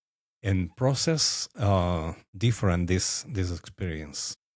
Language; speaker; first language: English; non-native, fluent; Spanish